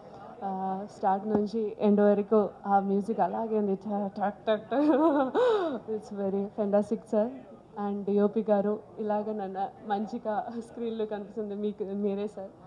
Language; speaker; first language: Telugu; non-native, learner; Malayalam